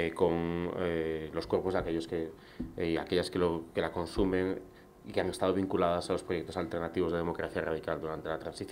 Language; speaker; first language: Spanish; native; Spanish